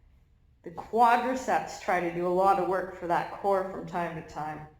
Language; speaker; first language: English; native; English